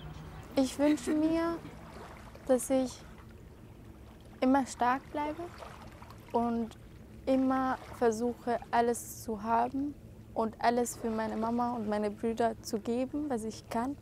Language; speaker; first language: German; non-native, learner; Arabic